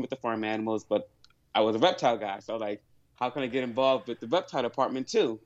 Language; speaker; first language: English; native; English